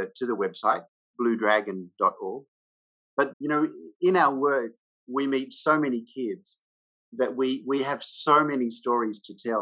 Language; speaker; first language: English; native; English